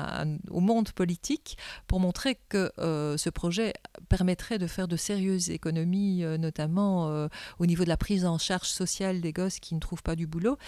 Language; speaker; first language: French; native; French